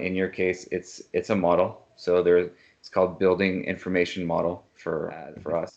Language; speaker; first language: English; native; English